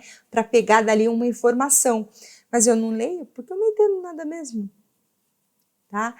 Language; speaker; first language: Portuguese; native; Portuguese